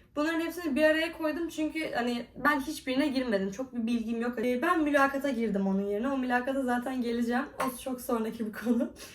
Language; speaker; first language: Turkish; native; Turkish